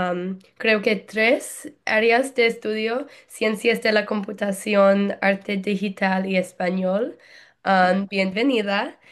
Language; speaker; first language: Spanish; non-native, learner; English